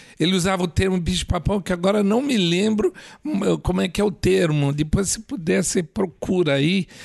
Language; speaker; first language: Portuguese; native; Portuguese